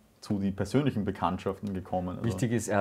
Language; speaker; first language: German; native; German